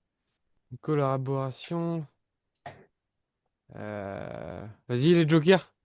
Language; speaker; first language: French; native; French